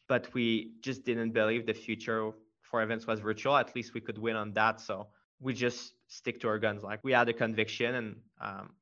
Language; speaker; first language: English; non-native, fluent; French